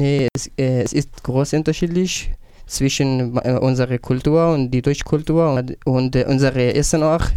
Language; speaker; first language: German; non-native, learner; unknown